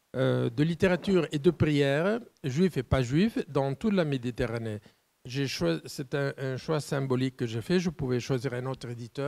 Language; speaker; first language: French; non-native, fluent; Italian